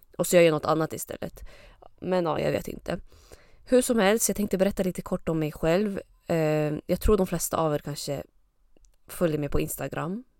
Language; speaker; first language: Swedish; early bilingual, other home language; Arabic